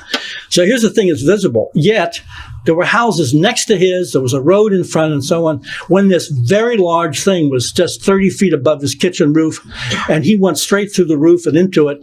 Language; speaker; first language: English; native; English